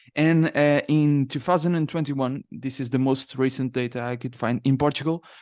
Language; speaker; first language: English; non-native, learner; Portuguese